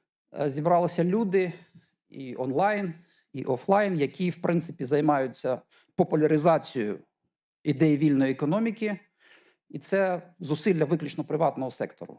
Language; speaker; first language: Ukrainian; native; Ukrainian